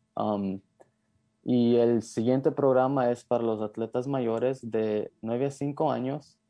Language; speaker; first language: Spanish; early bilingual, heritage; Spanish